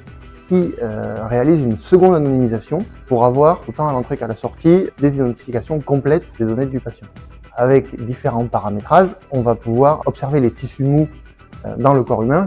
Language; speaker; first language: French; native; French